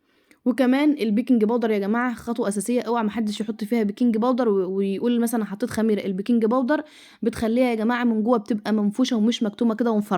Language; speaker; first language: Arabic; native; Arabic